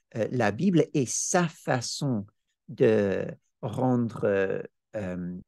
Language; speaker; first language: French; non-native, fluent; English